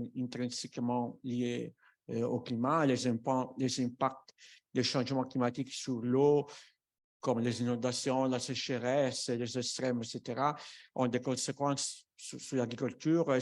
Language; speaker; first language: French; non-native, fluent; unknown